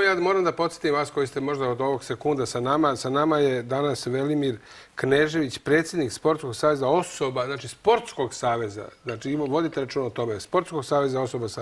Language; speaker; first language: Croatian; native; Croatian